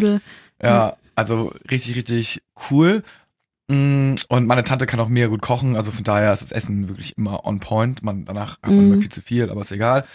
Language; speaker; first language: German; native; German